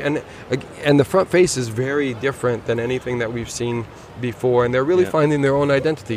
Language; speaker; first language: English; native; English